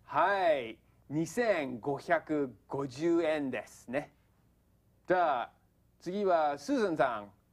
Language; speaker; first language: Japanese; non-native, fluent; English